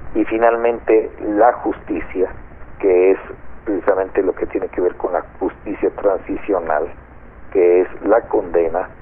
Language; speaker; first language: Spanish; native; Spanish